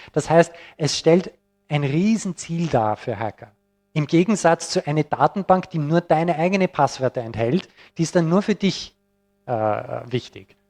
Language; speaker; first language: German; non-native, fluent; English